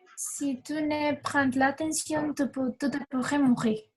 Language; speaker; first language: French; non-native, learner; Spanish